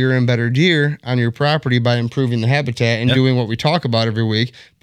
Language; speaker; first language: English; native; English